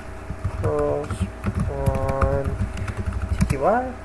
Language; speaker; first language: English; native; English